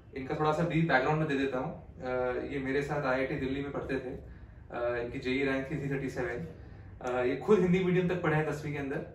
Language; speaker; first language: Hindi; native; Hindi